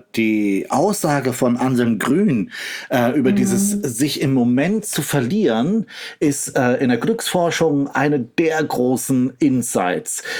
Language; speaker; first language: German; native; German